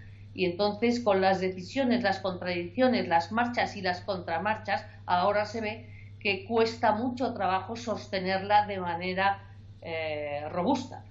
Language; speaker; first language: Spanish; native; Spanish